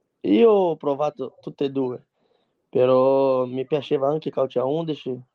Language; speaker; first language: Italian; non-native, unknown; Portuguese